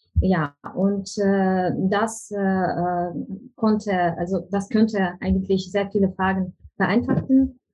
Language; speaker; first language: German; non-native, fluent; Ukrainian